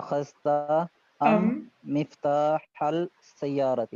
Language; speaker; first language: Arabic; non-native, learner; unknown